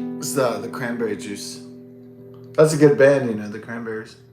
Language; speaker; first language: English; native; English